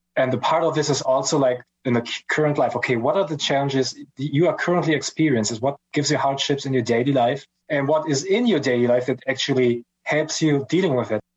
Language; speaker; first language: English; non-native, fluent; German